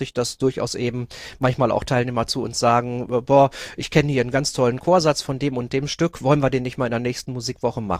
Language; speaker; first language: German; native; German